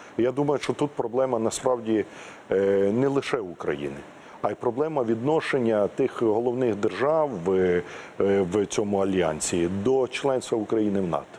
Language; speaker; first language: Ukrainian; native; Ukrainian